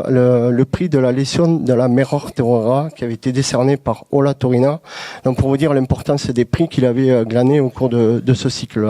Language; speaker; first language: French; native; French